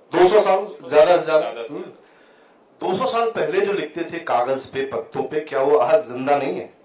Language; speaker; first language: Hindi; native; Hindi